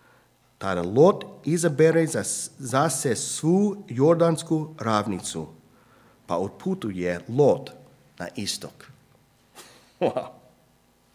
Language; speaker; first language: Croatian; non-native, fluent; English